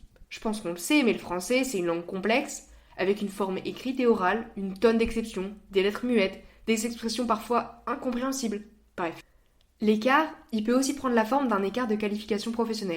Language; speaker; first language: French; native; French